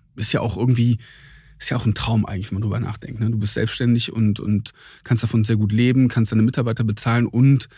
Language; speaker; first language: German; native; German